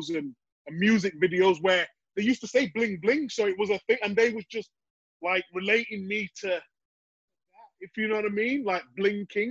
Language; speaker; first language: English; native; English